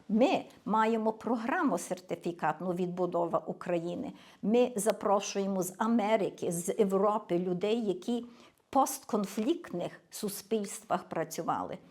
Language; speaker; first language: Ukrainian; early bilingual, heritage; Ukrainian